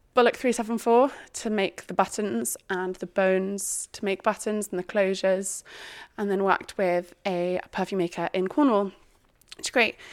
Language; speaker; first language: English; native; English